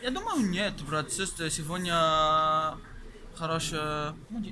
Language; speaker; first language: Russian; non-native, learner; French